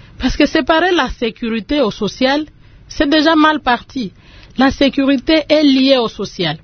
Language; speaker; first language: French; non-native, local second language; Lingala